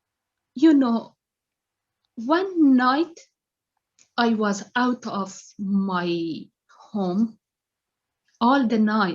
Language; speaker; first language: English; non-native, learner; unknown